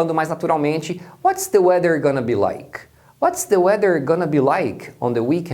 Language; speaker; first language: English; non-native, fluent; Portuguese